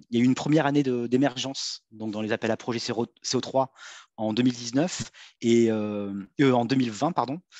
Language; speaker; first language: French; native; French